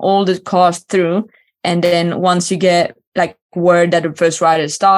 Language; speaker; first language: English; non-native, fluent; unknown